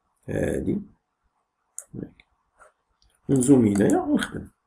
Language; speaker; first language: Arabic; native; Arabic